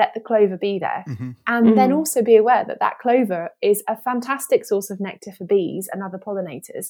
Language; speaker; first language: English; native; English